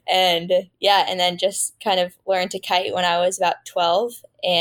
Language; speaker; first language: English; native; English